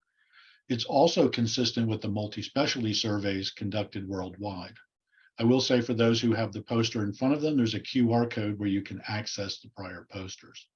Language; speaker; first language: English; native; English